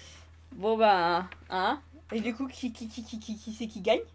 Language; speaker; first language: French; native; French